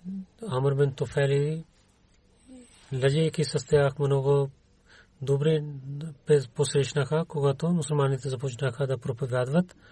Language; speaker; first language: Bulgarian; non-native, learner; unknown